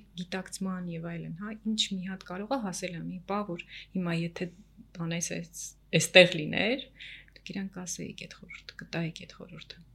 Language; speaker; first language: Armenian; native; Armenian